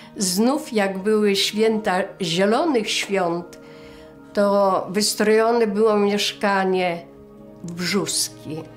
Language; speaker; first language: Polish; native; Polish